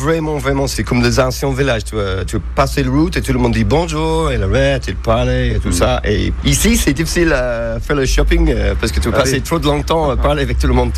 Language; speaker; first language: French; non-native, learner; English